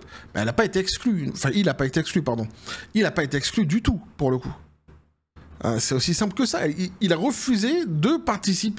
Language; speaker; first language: French; native; French